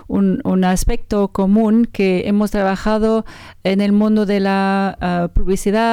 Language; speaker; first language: Spanish; non-native, learner; French